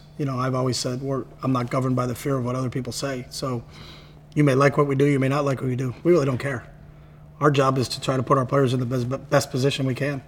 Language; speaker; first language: English; native; English